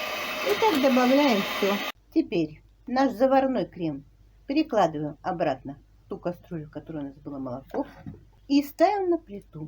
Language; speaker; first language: Russian; native; Russian